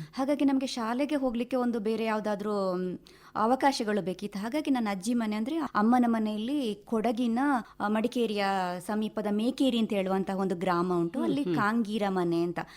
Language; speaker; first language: Kannada; non-native, local second language; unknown